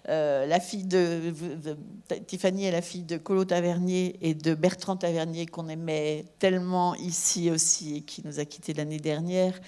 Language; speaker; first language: French; native; French